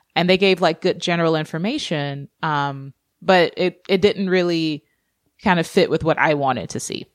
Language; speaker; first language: English; native; English